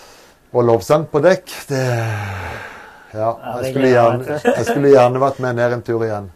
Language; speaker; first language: Norwegian; native; Norwegian